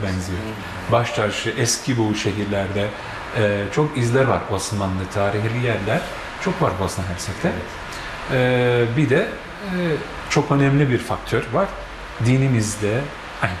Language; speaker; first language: Turkish; non-native, fluent; Bosnian